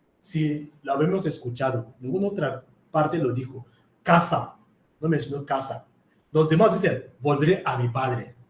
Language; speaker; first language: Spanish; non-native, fluent; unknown